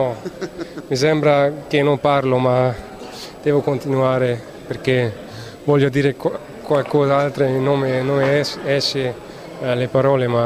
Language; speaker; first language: Italian; non-native, learner; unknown